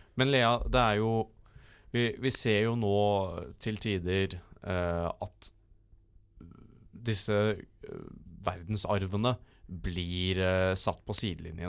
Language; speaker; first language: Norwegian; native; Norwegian